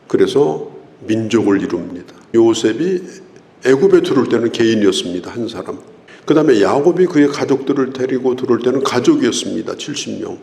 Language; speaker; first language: Korean; native; Korean